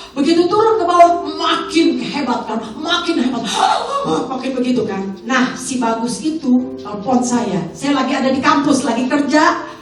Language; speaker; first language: Indonesian; native; Indonesian